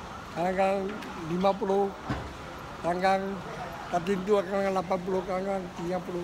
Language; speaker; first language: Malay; non-native, local second language; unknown